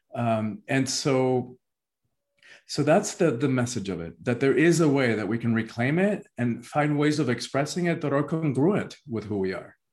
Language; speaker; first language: English; early bilingual, other home language; Spanish